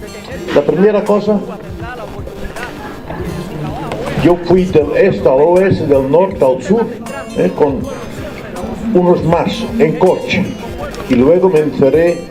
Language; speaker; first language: Spanish; non-native, fluent; Dutch